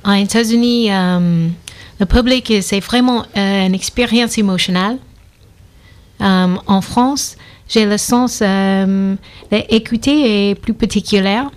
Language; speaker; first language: French; non-native, learner; English